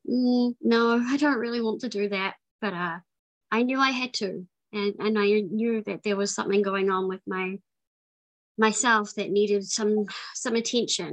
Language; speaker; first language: English; native; English